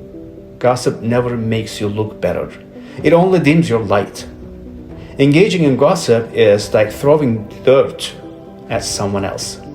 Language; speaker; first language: English; non-native, fluent; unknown